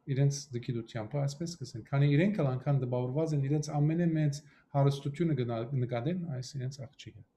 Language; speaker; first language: Armenian; early bilingual, heritage; Armenian